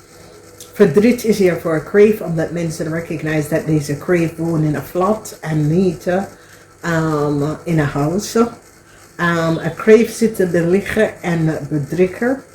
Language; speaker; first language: Dutch; non-native, learner; English